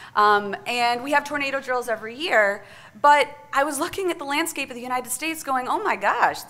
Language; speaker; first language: English; native; English